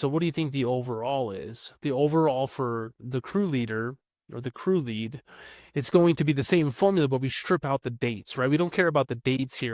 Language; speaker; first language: English; native; English